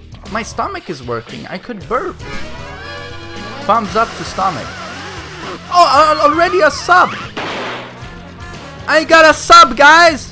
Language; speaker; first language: English; non-native, fluent; Swedish